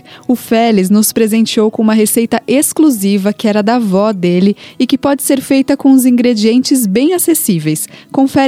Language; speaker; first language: Portuguese; native; Portuguese